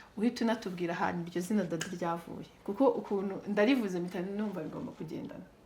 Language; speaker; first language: Kinyarwanda; early bilingual, heritage; Kinyarwanda